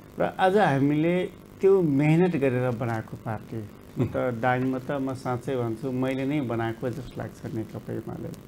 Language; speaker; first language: Nepali; non-native, local second language; Rana Tharu